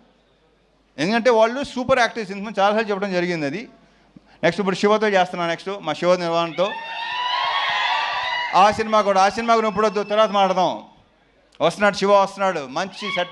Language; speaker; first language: Telugu; native; Telugu